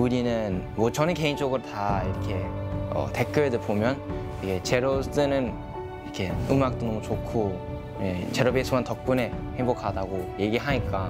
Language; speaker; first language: Korean; non-native, learner; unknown